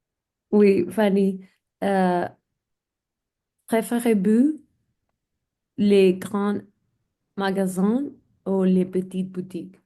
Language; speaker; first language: French; non-native, learner; English